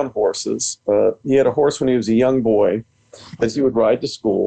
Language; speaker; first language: English; native; English